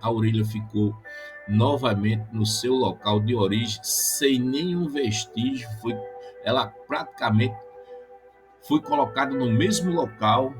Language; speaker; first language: Portuguese; native; Portuguese